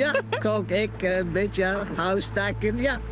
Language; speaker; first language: Dutch; non-native, learner; Arabic